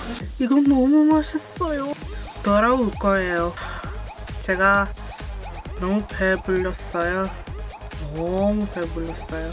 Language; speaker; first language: Korean; non-native, learner; English